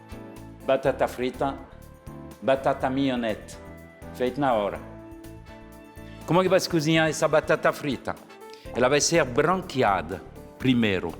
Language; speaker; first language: Portuguese; non-native, fluent; French